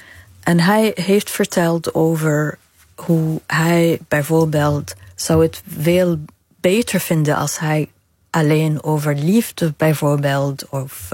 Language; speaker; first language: Dutch; non-native, fluent; Arabic